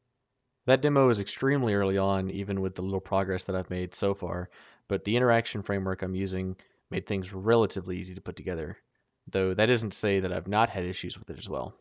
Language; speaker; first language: English; native; English